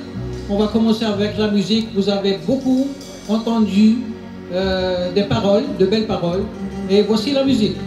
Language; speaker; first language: French; non-native, local second language; Arabic